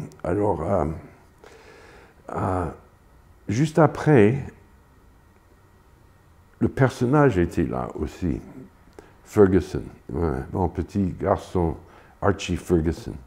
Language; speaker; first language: French; non-native, fluent; English